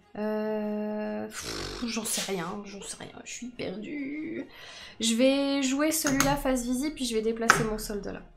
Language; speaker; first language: French; native; French